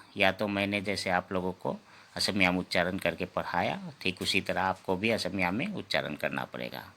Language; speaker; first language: Hindi; non-native, local second language; Assamese